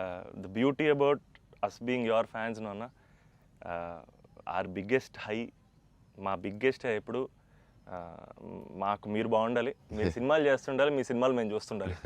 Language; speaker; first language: Telugu; native; Telugu